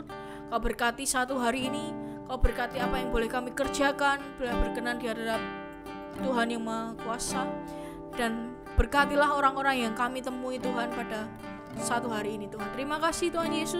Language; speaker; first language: Indonesian; native; Indonesian